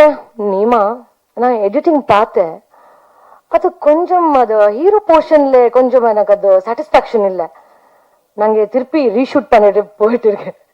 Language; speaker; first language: Tamil; non-native, learner; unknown